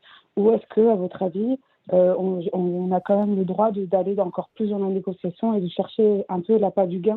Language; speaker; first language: French; native; French